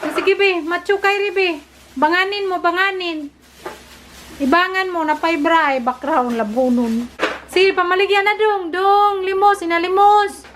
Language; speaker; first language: Filipino; non-native, local second language; Cebuano